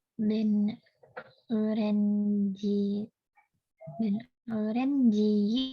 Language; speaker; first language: Turkish; non-native, learner; Indonesian